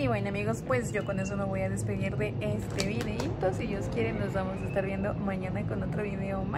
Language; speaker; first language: Spanish; native; Spanish